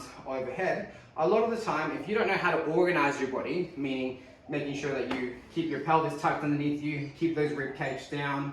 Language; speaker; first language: English; native; English